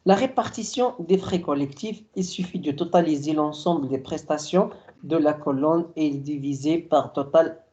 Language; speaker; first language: French; non-native, local second language; Arabic